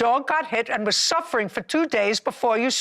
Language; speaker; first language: English; native; English